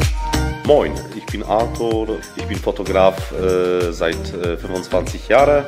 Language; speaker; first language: German; non-native, fluent; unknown